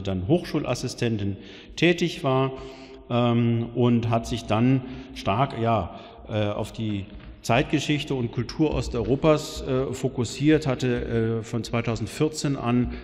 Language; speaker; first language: German; native; German